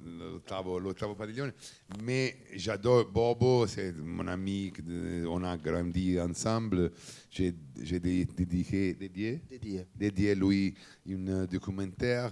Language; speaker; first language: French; non-native, learner; Italian